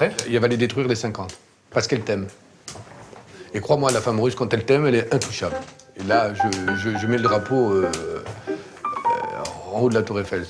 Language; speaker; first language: French; native; French